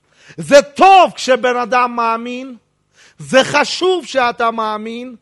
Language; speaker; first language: Hebrew; non-native, fluent; Russian